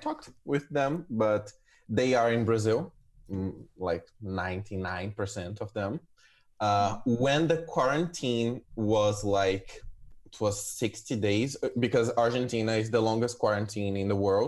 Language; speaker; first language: English; non-native, fluent; Portuguese